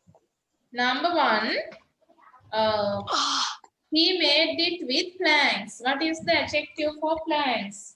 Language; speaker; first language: English; non-native, fluent; Sinhala